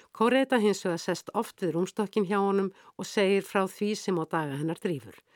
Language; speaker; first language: Icelandic; native; Icelandic